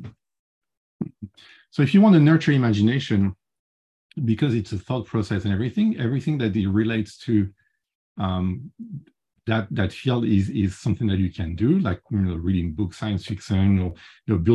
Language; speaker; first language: English; non-native, fluent; French